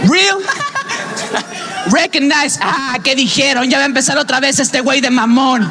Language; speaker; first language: Spanish; native; Spanish